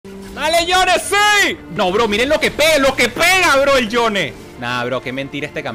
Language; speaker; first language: Spanish; native; Spanish